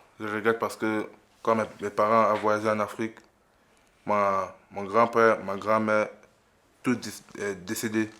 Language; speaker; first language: French; early bilingual, other home language; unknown